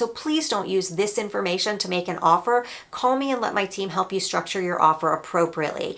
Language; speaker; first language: English; native; English